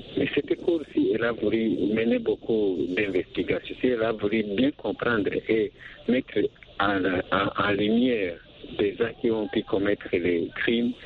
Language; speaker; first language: French; non-native, local second language; Rundi